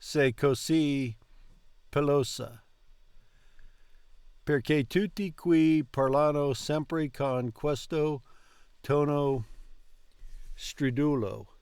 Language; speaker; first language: Italian; non-native, learner; English